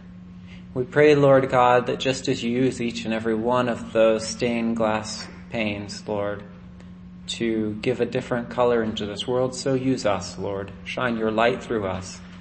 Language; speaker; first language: English; native; English